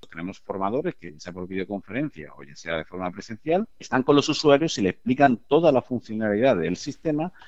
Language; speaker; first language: Spanish; native; Spanish